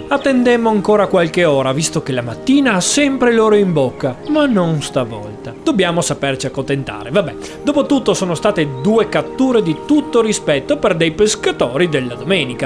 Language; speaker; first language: Italian; native; Italian